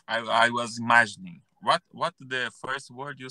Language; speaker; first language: English; non-native, learner; Portuguese